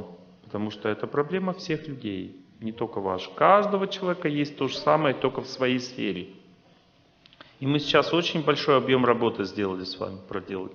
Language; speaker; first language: Russian; native; Russian